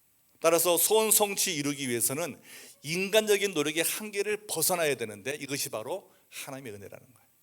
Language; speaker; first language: Korean; native; Korean